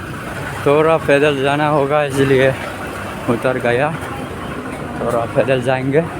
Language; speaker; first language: Hindi; non-native, local second language; Chakma